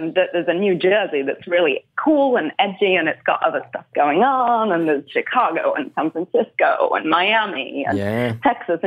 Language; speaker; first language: English; native; English